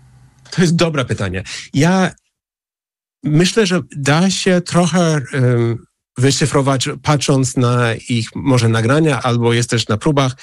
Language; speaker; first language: Polish; non-native, fluent; English